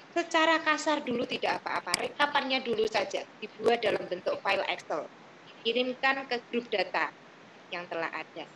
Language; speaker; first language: Indonesian; non-native, local second language; Javanese